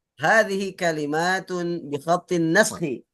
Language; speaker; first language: Arabic; non-native, fluent; Indonesian